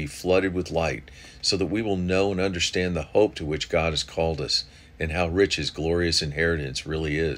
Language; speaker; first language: English; native; English